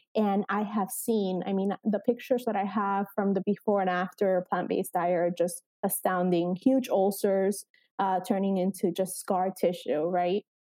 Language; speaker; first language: English; early bilingual, other home language; Spanish